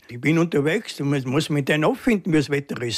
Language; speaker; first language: German; native; German